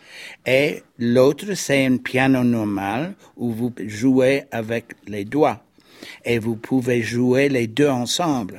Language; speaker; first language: French; non-native, fluent; English